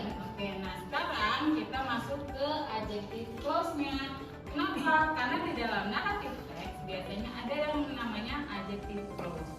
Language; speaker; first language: Indonesian; native; Indonesian